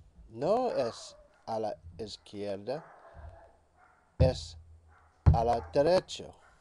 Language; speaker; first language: Spanish; non-native, learner; English